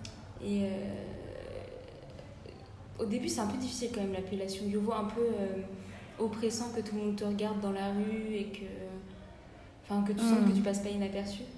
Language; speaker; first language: French; native; French